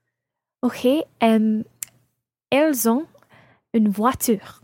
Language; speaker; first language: French; non-native, learner; English